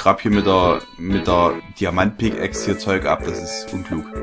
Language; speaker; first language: German; native; German